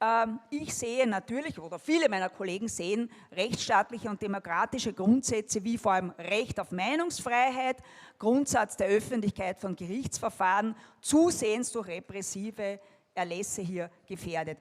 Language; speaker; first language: German; native; German